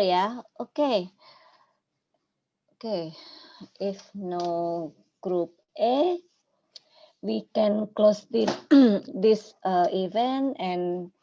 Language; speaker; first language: English; non-native, learner; Indonesian